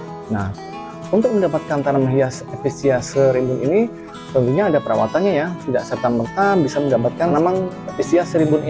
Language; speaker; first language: Indonesian; native; Indonesian